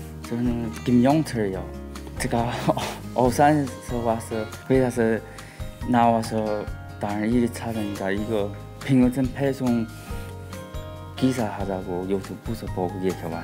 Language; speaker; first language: Korean; non-native, learner; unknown